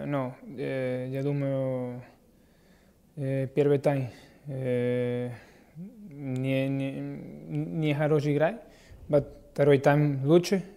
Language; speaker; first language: Russian; non-native, learner; Portuguese